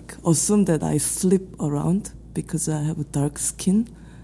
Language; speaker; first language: English; non-native, fluent; Korean